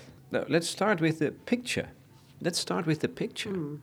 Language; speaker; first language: English; non-native, fluent; Dutch